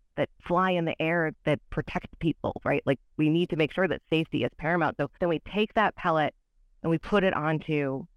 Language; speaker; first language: English; native; English